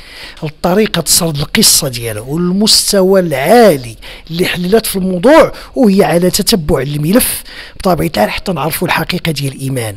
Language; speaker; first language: Arabic; native; Arabic